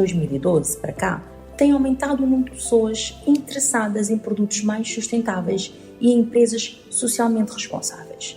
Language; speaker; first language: Portuguese; non-native, local second language; Kabuverdianu